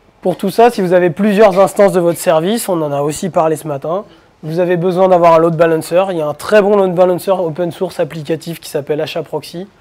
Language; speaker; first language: French; native; French